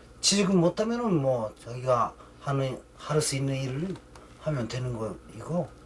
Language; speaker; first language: Korean; early bilingual, heritage; Korean